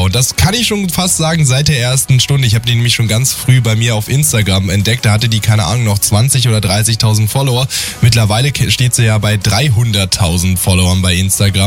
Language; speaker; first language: German; native; German